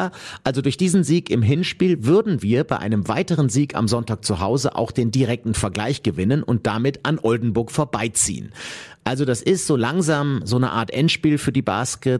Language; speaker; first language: German; native; German